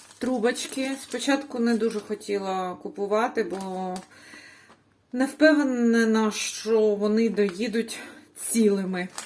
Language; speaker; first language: Ukrainian; native; Ukrainian